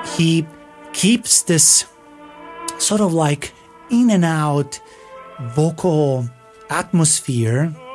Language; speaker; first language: English; non-native, fluent; Italian